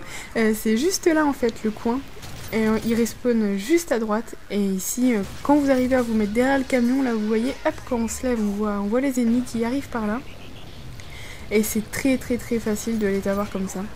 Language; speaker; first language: French; native; French